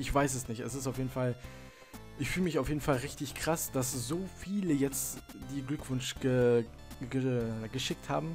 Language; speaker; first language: German; native; German